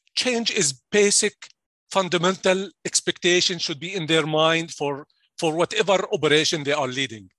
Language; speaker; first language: English; non-native, fluent; Arabic